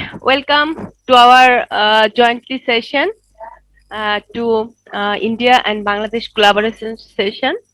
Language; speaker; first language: English; non-native, local second language; Bangla